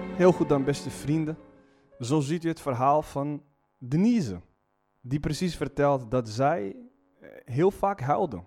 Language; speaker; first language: Dutch; non-native, fluent; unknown